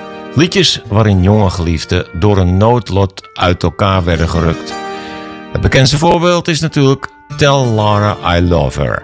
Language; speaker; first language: Dutch; native; Dutch